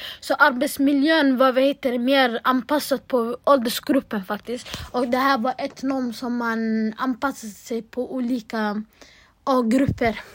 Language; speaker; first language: Swedish; early bilingual, other home language; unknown